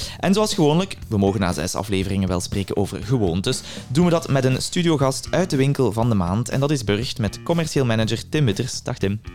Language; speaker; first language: Dutch; native; Dutch